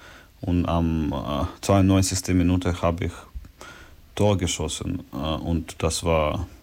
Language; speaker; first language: German; non-native, learner; Ukrainian